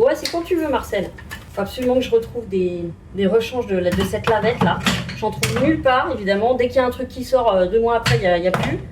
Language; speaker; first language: French; native; French